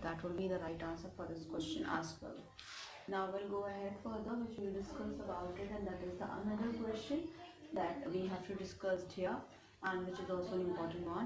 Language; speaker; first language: English; non-native, local second language; Hindi